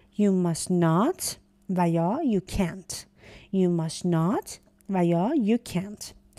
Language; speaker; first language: English; non-native, fluent; Persian